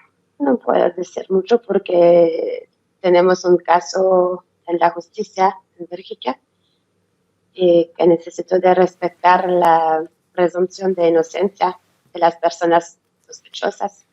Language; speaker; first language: Spanish; non-native, learner; French